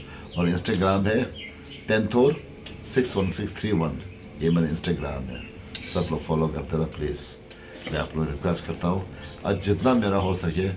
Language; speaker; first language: Hindi; non-native, local second language; Tibetan